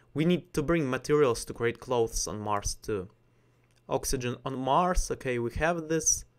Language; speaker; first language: English; non-native, learner; Russian